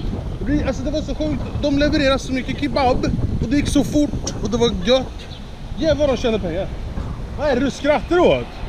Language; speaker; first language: Swedish; native; Swedish